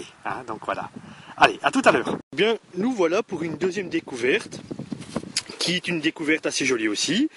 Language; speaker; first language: French; native; French